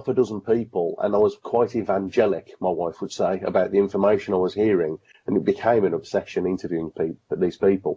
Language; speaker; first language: English; native; English